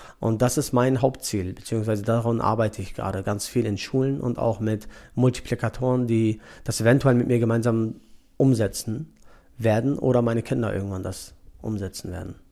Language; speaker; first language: German; early bilingual, other home language; Turkish